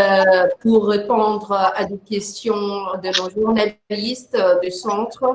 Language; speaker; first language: French; non-native, local second language; Arabic